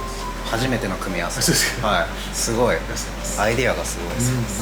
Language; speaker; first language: Japanese; native; Japanese